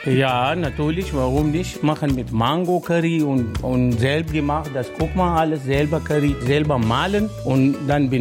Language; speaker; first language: German; non-native, learner; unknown